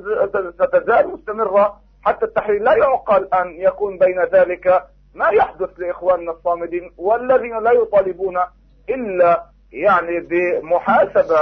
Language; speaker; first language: Arabic; native; Arabic